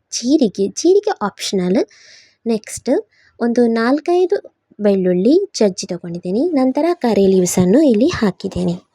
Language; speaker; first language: Kannada; non-native, local second language; Tulu